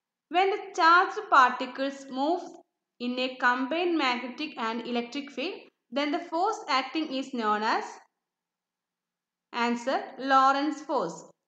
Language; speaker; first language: English; non-native, local second language; Malayalam